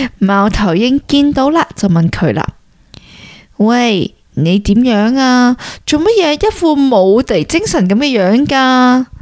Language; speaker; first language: Cantonese; early bilingual, heritage; Cantonese